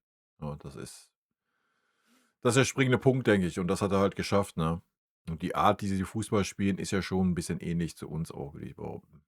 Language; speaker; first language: German; native; German